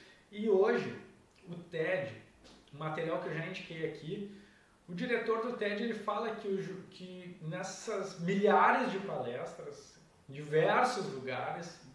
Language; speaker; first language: Portuguese; native; Portuguese